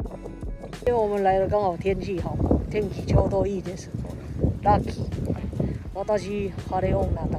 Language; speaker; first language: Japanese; non-native, learner; Chinese